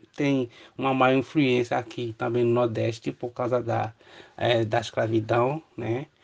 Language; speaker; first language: Portuguese; non-native, fluent; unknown